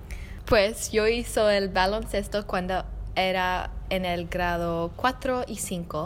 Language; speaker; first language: Spanish; non-native, learner; English